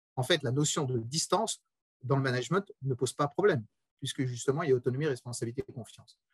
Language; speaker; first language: French; native; French